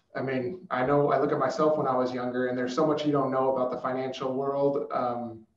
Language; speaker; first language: English; native; English